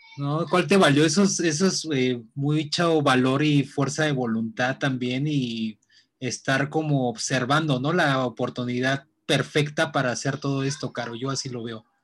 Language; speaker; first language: Spanish; native; Spanish